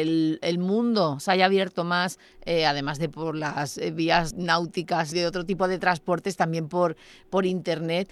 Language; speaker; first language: Spanish; native; Spanish